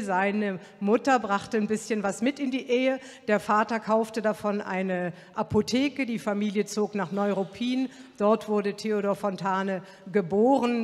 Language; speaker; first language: German; native; German